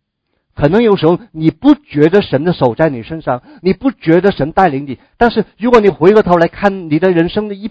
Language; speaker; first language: Chinese; native; Chinese